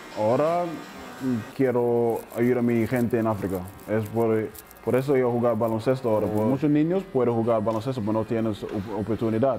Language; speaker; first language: Spanish; non-native, learner; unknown